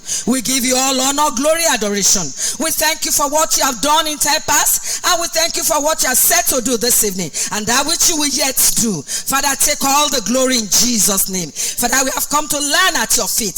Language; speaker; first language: English; non-native, local second language; Yoruba